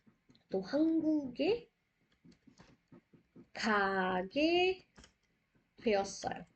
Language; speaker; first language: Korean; non-native, fluent; Hindi